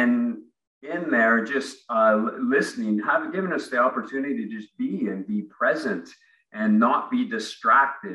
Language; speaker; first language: English; native; English